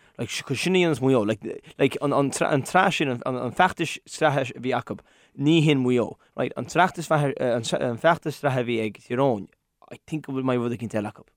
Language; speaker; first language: Irish; non-native, local second language; English